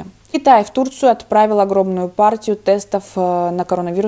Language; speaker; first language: Russian; native; Russian